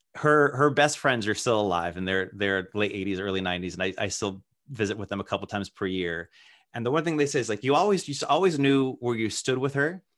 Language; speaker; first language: English; native; English